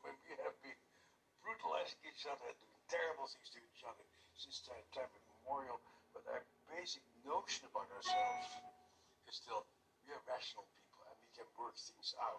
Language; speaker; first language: English; non-native, fluent; Dutch